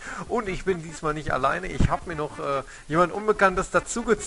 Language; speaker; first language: German; native; German